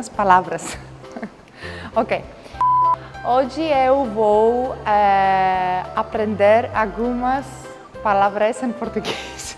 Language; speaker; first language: Portuguese; non-native, learner; Greek